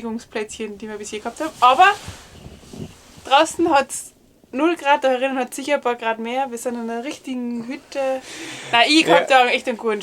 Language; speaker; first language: German; native; German